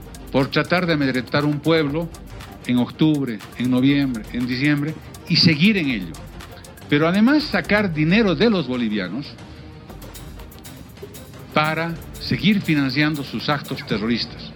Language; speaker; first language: Spanish; native; Spanish